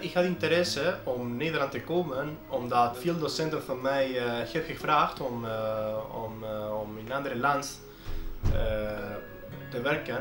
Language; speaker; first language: Dutch; non-native, fluent; Spanish